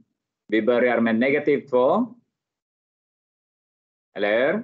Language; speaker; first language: Swedish; non-native, fluent; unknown